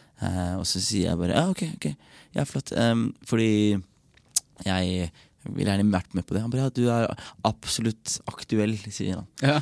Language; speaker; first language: Norwegian; early bilingual, other home language; Somali